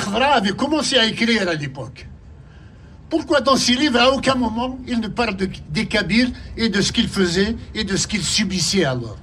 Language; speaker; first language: French; non-native, local second language; Kabyle